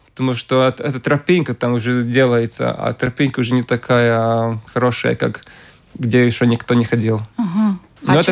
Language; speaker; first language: Russian; non-native, local second language; Latvian